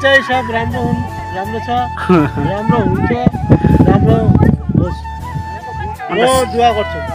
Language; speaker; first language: Nepali; non-native, learner; Bangla